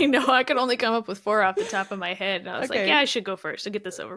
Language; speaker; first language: English; native; English